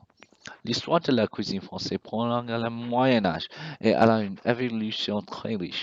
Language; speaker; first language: French; non-native, learner; English